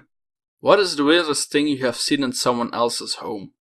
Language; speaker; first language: English; non-native, fluent; Dutch